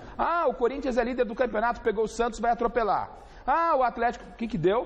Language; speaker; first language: Portuguese; native; Portuguese